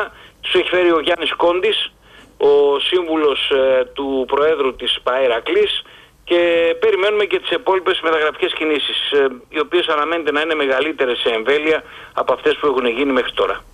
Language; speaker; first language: Greek; native; Greek